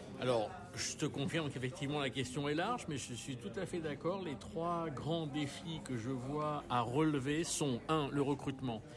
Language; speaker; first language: French; native; French